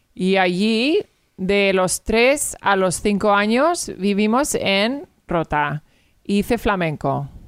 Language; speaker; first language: Spanish; early bilingual, heritage; Spanish